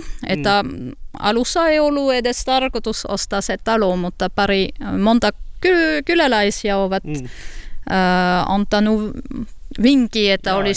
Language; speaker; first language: Finnish; non-native, learner; French